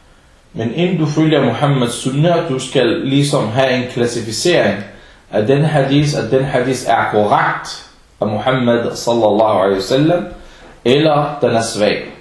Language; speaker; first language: Danish; non-native, fluent; Arabic